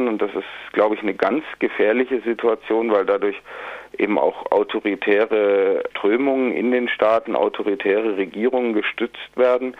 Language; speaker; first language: German; native; German